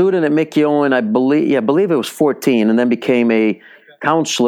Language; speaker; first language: English; early bilingual, other home language; Italian